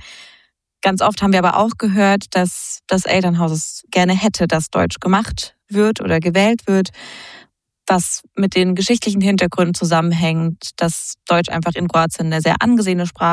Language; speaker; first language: German; native; German